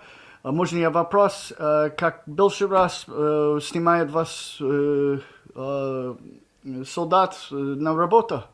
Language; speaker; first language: Russian; non-native, learner; English